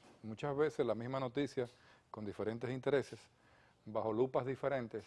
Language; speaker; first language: Spanish; native; Spanish